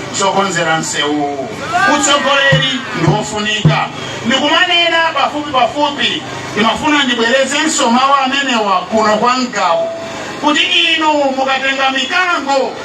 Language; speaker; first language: Nyanja; native; Nyanja